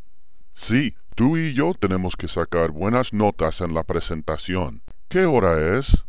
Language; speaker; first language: Spanish; non-native, learner; English